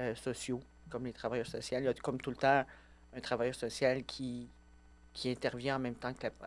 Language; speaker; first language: French; native; French